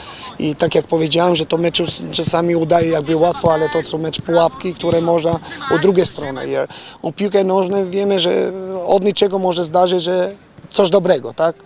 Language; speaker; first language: Polish; non-native, fluent; Albanian